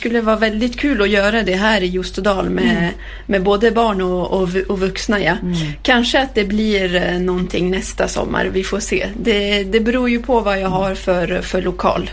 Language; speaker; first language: Swedish; early bilingual, heritage; Swedish